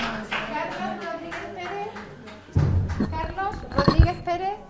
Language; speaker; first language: Spanish; native; Spanish